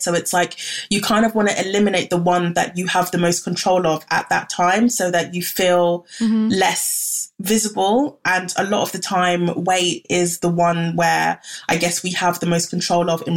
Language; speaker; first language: English; native; English